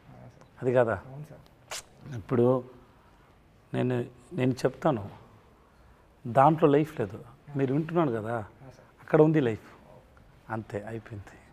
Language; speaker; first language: Telugu; non-native, local second language; Tamil